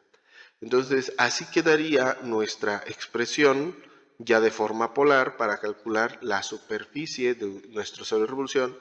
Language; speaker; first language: Spanish; native; Spanish